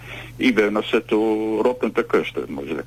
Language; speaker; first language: Bulgarian; non-native, learner; Dutch